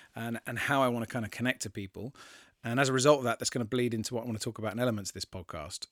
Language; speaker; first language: English; native; English